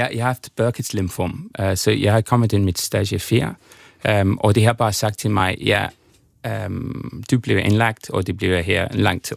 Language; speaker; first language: Danish; non-native, fluent; English